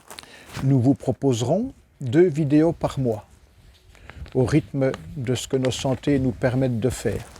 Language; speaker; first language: French; native; French